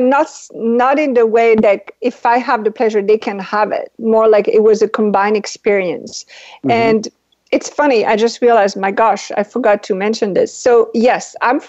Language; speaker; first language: English; non-native, fluent; French